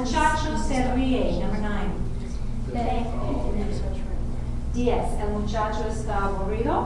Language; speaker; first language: Spanish; non-native, fluent; English